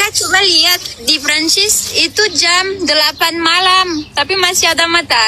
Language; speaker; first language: Indonesian; native; Indonesian